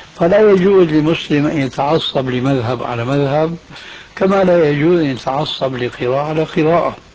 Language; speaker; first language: Arabic; early bilingual, other home language; Albanian